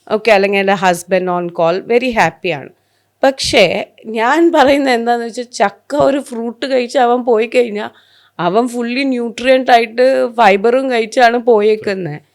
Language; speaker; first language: Malayalam; non-native, local second language; Hindi